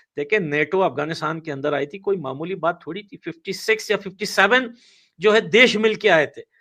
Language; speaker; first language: Hindi; non-native, fluent; Pashto